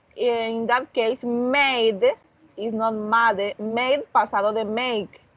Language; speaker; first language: English; non-native, learner; Spanish